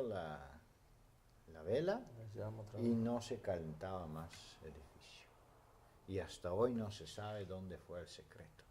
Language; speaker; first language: Spanish; non-native, fluent; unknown